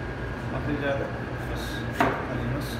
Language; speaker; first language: Arabic; non-native, learner; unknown